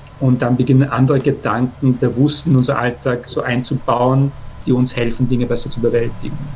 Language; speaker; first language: German; early bilingual, other home language; Persian